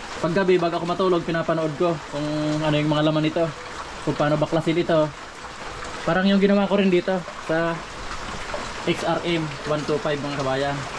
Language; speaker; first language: Filipino; non-native, local second language; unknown